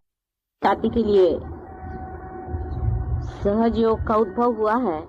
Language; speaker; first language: Hindi; non-native, local second language; Marathi